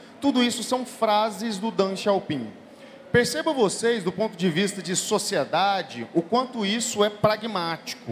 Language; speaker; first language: Portuguese; native; Portuguese